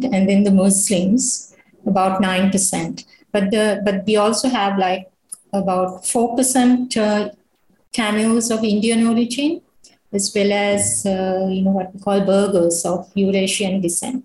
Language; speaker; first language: English; non-native, local second language; Sinhala